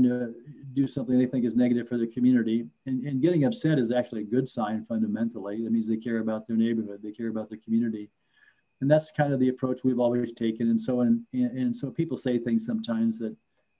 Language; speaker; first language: English; native; English